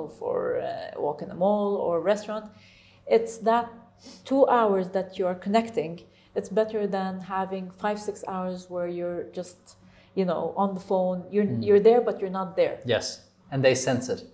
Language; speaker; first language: English; non-native, fluent; Arabic